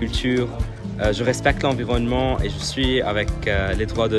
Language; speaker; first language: French; non-native, local second language; Arabic